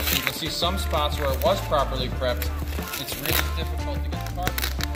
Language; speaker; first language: English; native; English